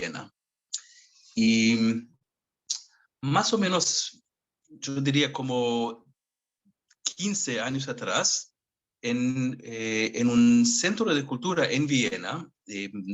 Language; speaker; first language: Spanish; non-native, fluent; Hebrew